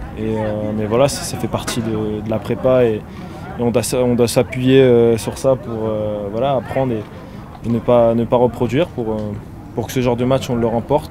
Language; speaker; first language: French; native; French